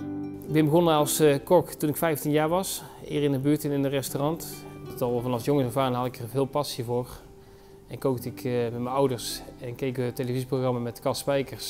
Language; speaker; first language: Dutch; native; Dutch